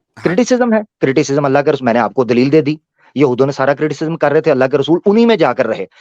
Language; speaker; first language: Urdu; native; Urdu